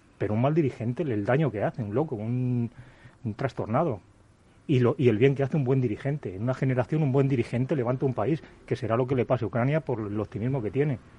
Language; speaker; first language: Spanish; native; Spanish